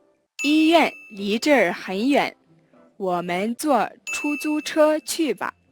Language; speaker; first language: Chinese; non-native, learner; Mongolian